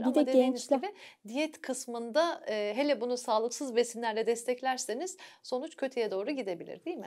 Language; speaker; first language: Turkish; native; Turkish